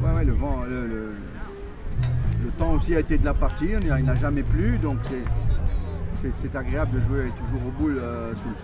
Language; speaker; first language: French; native; French